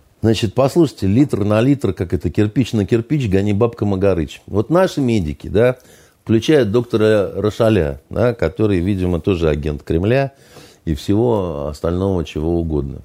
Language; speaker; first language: Russian; native; Russian